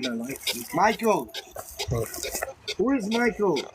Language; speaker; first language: English; non-native, local second language; French